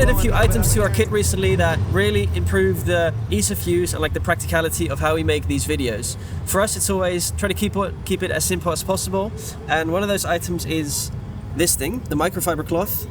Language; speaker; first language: English; non-native, fluent; Dutch